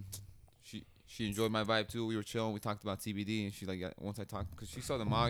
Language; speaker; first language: English; native; English